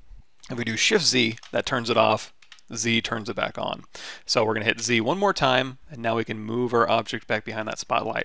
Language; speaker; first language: English; native; English